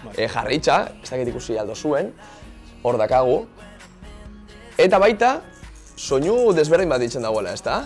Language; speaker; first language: Basque; native; Basque